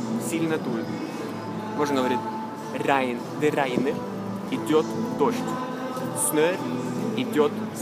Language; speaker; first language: Russian; non-native, fluent; Norwegian